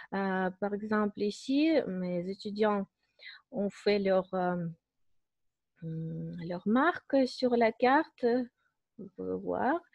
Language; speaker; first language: French; non-native, fluent; Russian